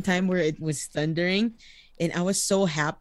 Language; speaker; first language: English; non-native, local second language; Iloko